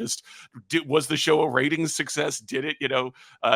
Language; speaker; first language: English; native; English